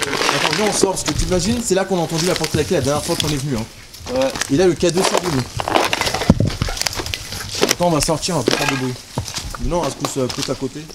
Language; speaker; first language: French; native; French